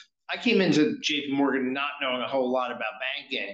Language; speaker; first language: English; native; English